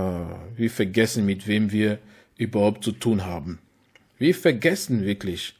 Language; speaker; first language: German; non-native, fluent; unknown